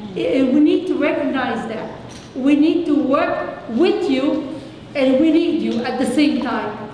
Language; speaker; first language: English; non-native, fluent; French